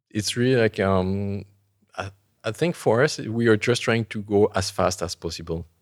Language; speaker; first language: English; non-native, fluent; French